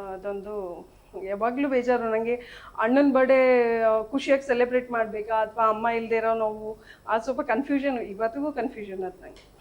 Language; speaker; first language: Kannada; native; Kannada